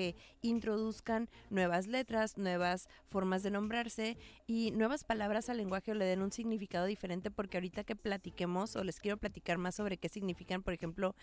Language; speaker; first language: Spanish; native; Spanish